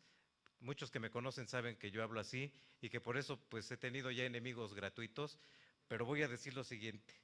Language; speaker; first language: Spanish; native; Spanish